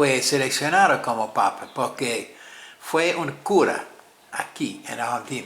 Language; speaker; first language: Spanish; non-native, fluent; English